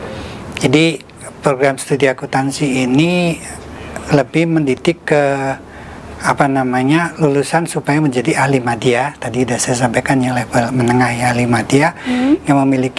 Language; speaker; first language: Indonesian; native; Indonesian